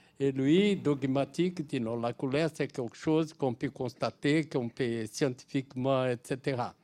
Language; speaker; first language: French; non-native, fluent; Portuguese